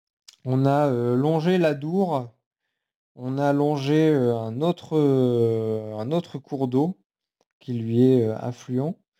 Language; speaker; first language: French; native; French